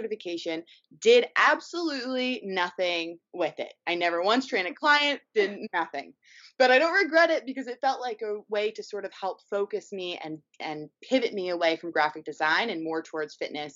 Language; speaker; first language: English; native; English